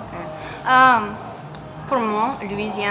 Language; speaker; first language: French; non-native, local second language; English